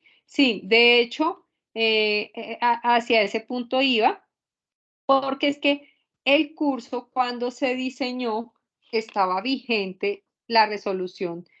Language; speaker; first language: Spanish; native; Spanish